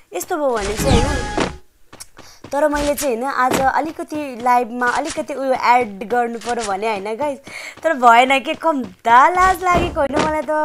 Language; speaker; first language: Hindi; non-native, local second language; Nepali